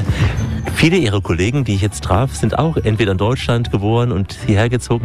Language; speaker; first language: German; native; German